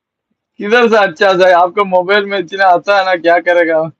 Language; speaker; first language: Hindi; non-native, local second language; Malayalam